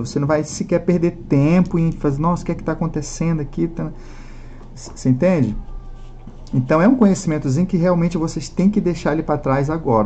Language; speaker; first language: Portuguese; native; Portuguese